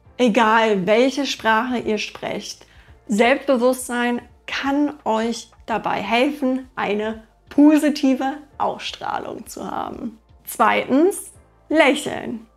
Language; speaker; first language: German; non-native, fluent; English